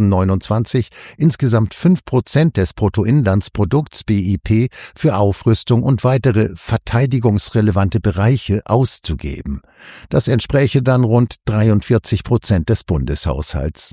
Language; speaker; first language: German; native; German